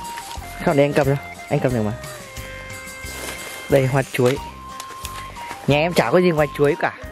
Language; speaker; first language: Vietnamese; native; Vietnamese